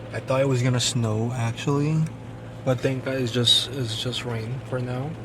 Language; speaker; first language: English; non-native, local second language; Filipino